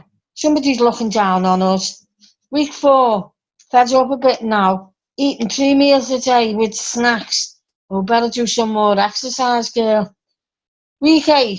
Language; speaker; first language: English; native; English